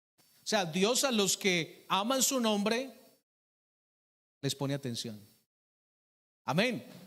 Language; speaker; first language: Spanish; native; Spanish